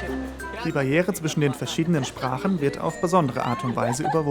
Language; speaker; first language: German; native; German